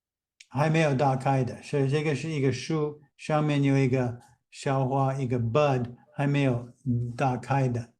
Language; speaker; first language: Chinese; non-native, fluent; English